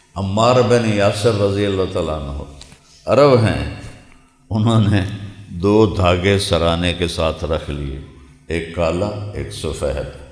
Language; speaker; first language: Urdu; non-native, local second language; Punjabi